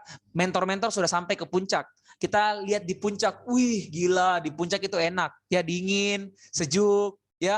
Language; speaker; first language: Indonesian; native; Indonesian